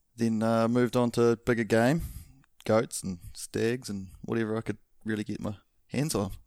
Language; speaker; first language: English; native; English